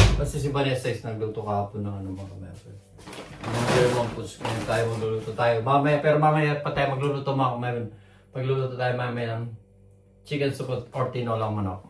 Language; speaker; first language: Filipino; native; Filipino